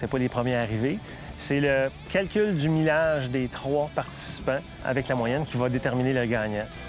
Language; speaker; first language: French; native; French